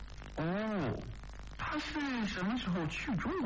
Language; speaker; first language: Chinese; non-native, learner; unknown